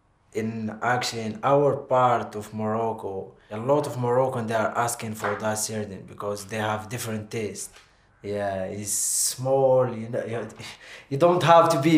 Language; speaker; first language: English; non-native, learner; Arabic